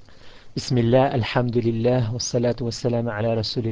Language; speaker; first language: Arabic; non-native, fluent; English